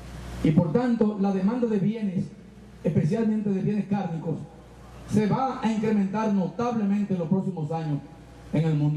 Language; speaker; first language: Spanish; native; Spanish